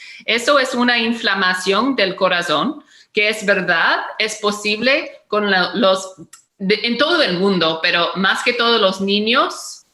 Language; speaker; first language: Spanish; non-native, fluent; English